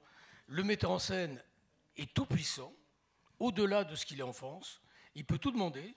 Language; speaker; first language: French; native; French